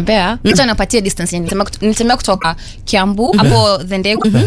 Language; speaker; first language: Swahili; native; Swahili